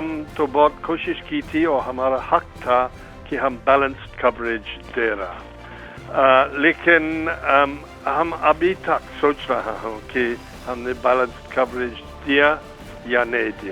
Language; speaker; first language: Hindi; non-native, learner; Bangla